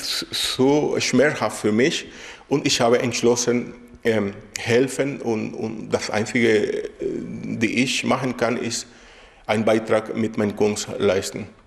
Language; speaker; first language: German; non-native, learner; Spanish